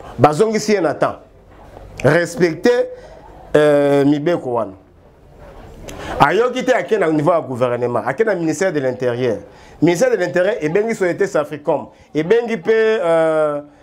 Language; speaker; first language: Lingala; native; Lingala